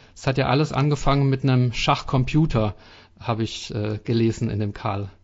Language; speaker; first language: German; native; German